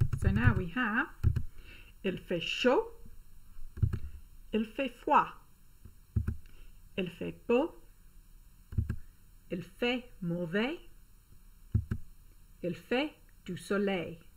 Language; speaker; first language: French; non-native, fluent; English